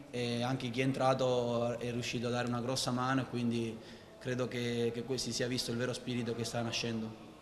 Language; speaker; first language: Italian; non-native, fluent; Spanish